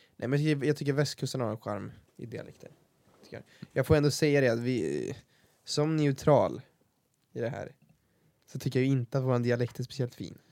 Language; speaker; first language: Swedish; native; Swedish